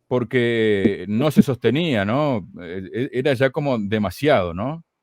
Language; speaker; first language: Spanish; native; Spanish